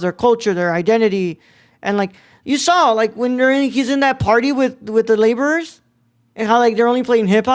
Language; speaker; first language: English; native; English